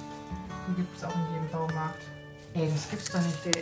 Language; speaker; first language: German; native; German